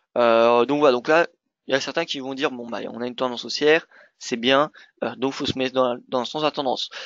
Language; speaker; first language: French; native; French